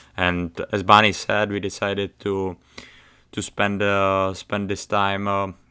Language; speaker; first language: English; non-native, fluent; Czech